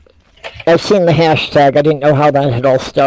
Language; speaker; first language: English; native; English